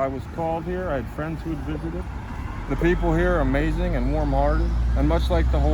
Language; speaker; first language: English; native; English